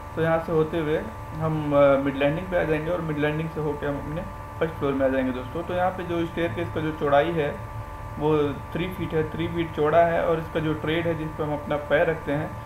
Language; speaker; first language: Hindi; native; Hindi